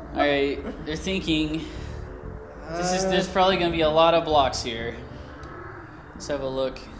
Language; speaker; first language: English; native; English